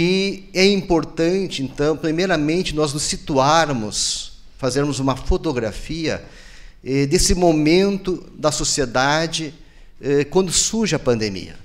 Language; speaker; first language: Portuguese; native; Portuguese